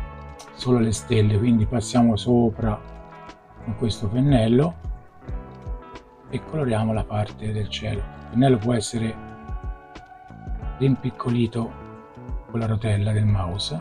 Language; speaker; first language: Italian; native; Italian